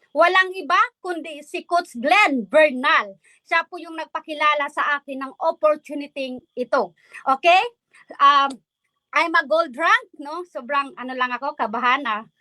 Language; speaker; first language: Filipino; non-native, local second language; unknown